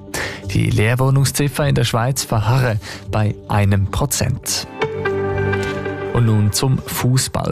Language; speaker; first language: German; native; German